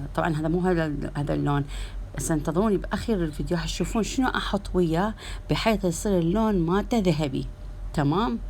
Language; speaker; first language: Arabic; native; Arabic